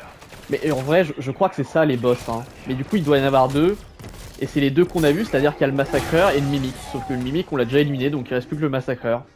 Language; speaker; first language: French; native; French